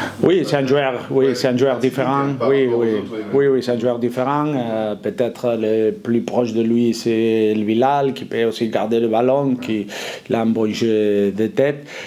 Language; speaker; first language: French; non-native, fluent; Spanish